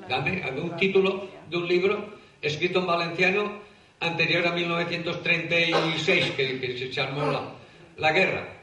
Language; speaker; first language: Spanish; non-native, local second language; Catalan